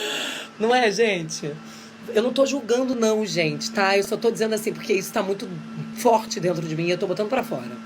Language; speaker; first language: Portuguese; native; Portuguese